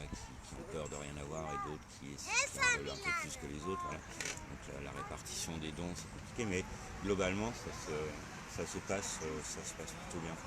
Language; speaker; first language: French; native; French